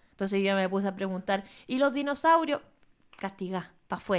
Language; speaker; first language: Spanish; native; Spanish